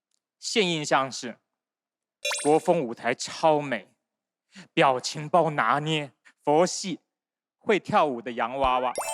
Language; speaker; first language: Chinese; native; Chinese